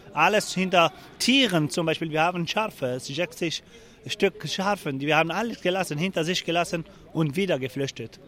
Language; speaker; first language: German; non-native, learner; Kurdish